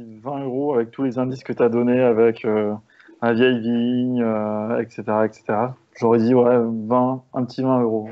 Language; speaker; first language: French; native; French